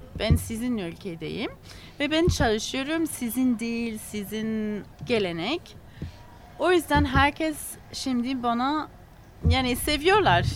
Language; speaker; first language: Turkish; non-native, learner; English